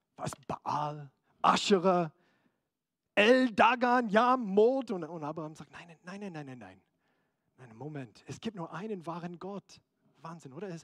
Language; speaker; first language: German; non-native, fluent; English